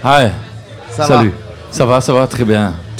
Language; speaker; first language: French; non-native, local second language; Dutch